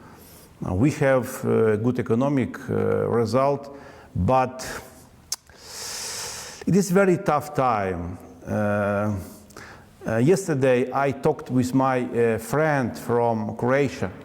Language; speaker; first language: English; non-native, learner; Ukrainian